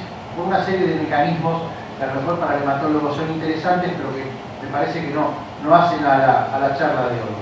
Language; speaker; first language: Spanish; native; Spanish